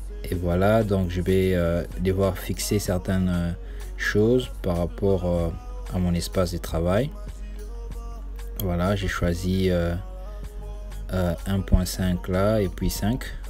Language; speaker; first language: French; non-native, local second language; Lingala